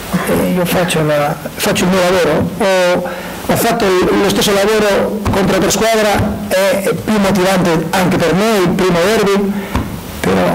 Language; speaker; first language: Italian; non-native, learner; Spanish